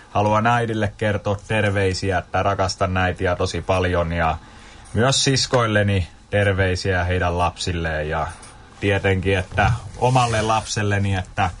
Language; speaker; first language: Finnish; non-native, fluent; Kurdish